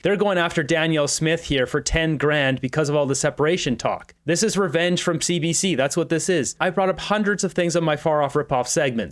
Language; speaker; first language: English; native; English